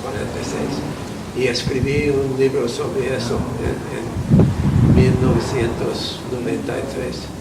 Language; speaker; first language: Spanish; non-native, fluent; English